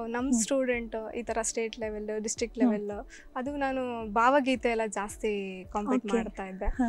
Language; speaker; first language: Kannada; native; Kannada